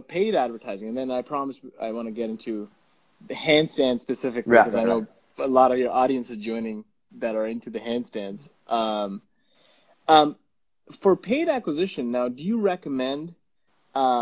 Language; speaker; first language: English; non-native, local second language; Punjabi